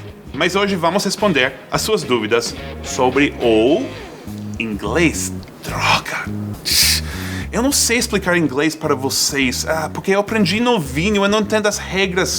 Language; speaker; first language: Portuguese; non-native, fluent; English